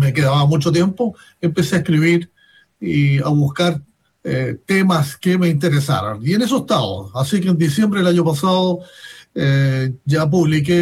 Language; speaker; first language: Spanish; native; Spanish